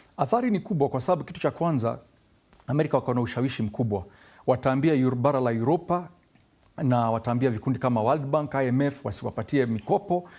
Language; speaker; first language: Swahili; non-native, local second language; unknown